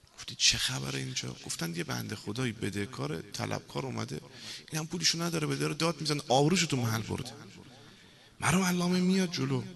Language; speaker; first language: Persian; non-native, local second language; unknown